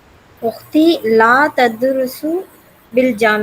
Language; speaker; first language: Arabic; non-native, learner; Tamil